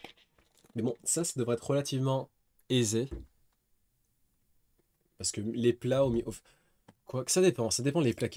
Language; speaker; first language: French; native; French